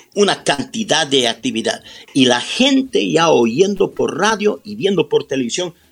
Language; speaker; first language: Spanish; early bilingual, heritage; Spanish